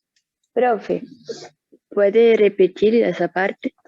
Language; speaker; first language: Spanish; non-native, learner; Portuguese